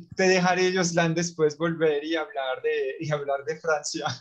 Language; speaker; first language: Spanish; non-native, fluent; French